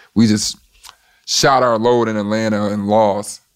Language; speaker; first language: English; native; English